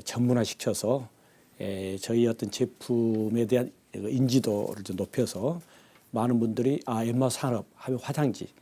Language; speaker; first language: Korean; native; Korean